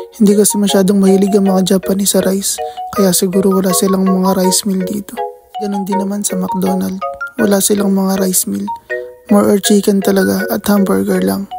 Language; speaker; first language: Filipino; native; Filipino